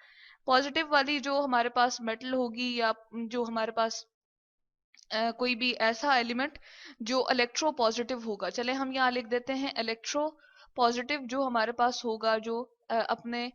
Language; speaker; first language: Hindi; non-native, local second language; Punjabi